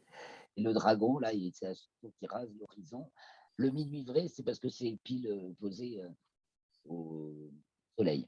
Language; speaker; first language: French; native; French